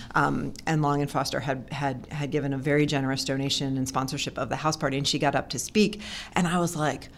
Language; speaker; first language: English; native; English